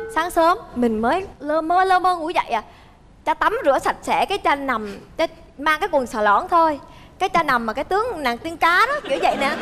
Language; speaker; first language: Vietnamese; early bilingual, heritage; Vietnamese